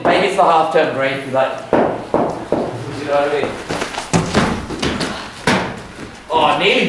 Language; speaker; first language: English; native; English